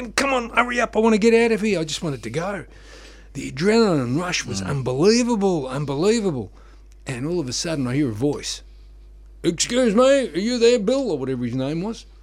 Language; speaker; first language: English; native; English